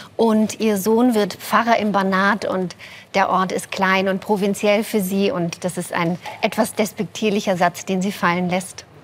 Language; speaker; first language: German; early bilingual, other home language; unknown